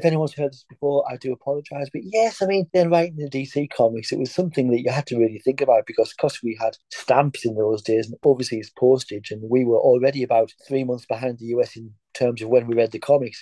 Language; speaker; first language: English; native; English